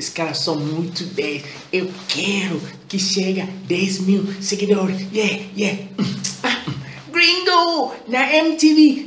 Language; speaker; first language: Portuguese; non-native, fluent; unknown